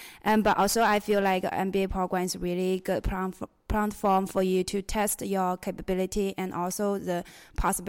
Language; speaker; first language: English; non-native, fluent; Chinese